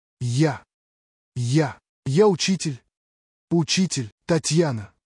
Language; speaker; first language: Russian; non-native, learner; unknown